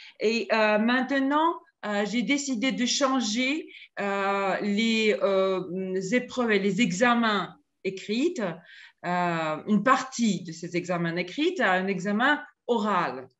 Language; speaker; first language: French; non-native, fluent; Georgian